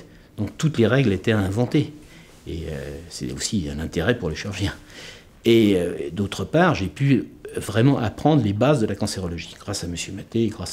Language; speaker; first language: French; native; French